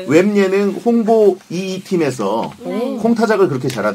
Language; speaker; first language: Korean; native; Korean